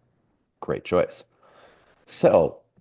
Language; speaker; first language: English; native; English